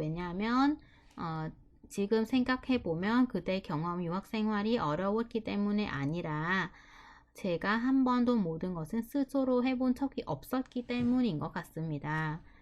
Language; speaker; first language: Korean; non-native, fluent; Vietnamese